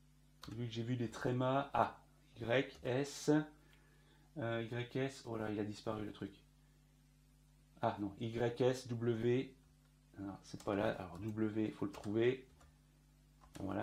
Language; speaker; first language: French; native; French